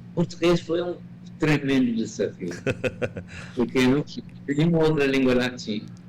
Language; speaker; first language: Portuguese; non-native, fluent; Malayalam